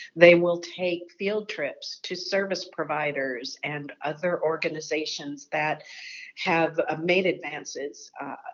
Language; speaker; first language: English; native; English